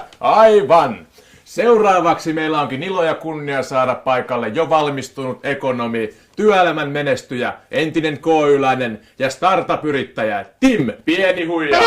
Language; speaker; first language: Finnish; native; Finnish